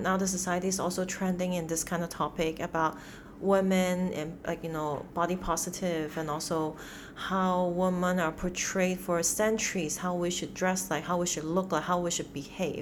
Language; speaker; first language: English; non-native, local second language; Cantonese